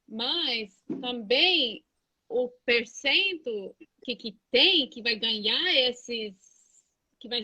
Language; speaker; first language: Portuguese; non-native, fluent; English